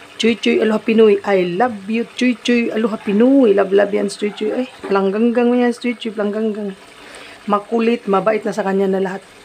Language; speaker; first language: Filipino; non-native, local second language; Cebuano